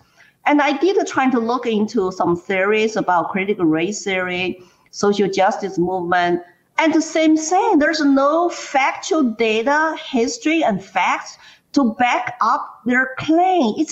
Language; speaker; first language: English; non-native, fluent; Chinese